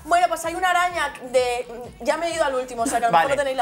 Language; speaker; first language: Spanish; native; Spanish